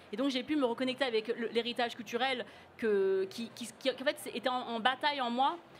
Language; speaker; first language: French; early bilingual, other home language; Cantonese